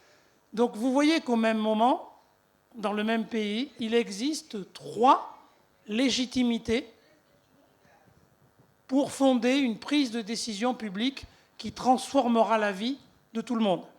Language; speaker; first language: French; native; French